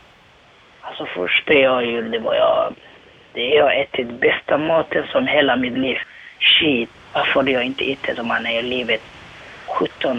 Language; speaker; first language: Swedish; non-native, learner; Somali